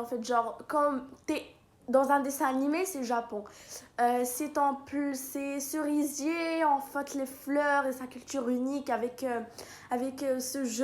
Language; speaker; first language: French; non-native, local second language; Arabic